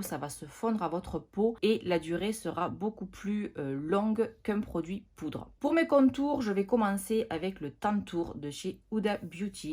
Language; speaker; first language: French; native; French